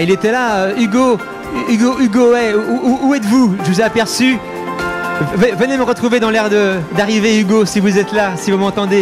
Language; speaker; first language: French; native; French